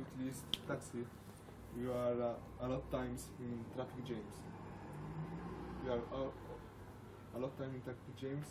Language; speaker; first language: English; non-native, learner; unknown